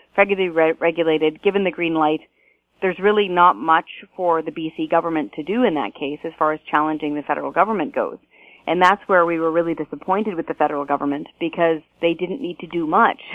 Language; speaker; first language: English; native; English